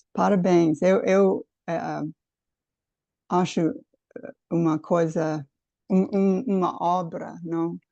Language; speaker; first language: Portuguese; non-native, fluent; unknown